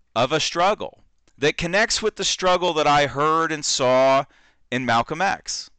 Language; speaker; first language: English; native; English